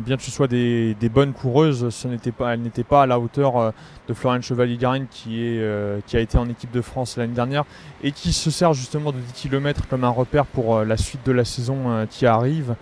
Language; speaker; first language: French; native; French